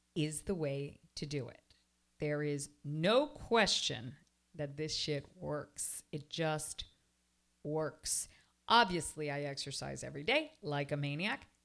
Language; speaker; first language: English; native; English